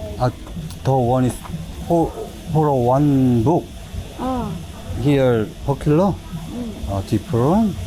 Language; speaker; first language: English; non-native, learner; Korean